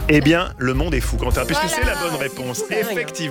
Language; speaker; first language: French; native; French